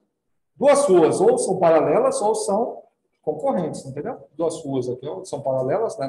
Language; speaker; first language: Portuguese; native; Portuguese